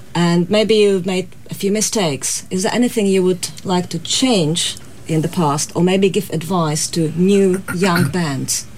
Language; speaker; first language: English; non-native, fluent; Czech